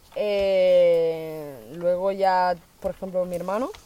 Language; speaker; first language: Spanish; native; Spanish